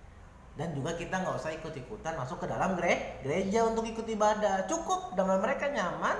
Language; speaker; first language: Indonesian; native; Indonesian